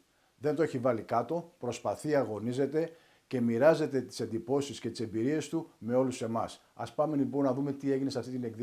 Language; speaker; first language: Greek; native; Greek